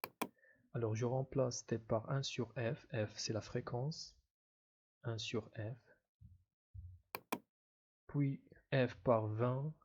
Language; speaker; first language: French; non-native, local second language; Arabic